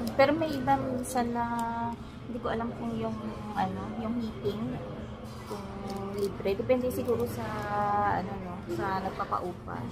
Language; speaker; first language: Filipino; native; Filipino